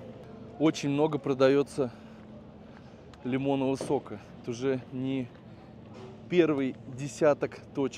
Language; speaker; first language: Russian; native; Russian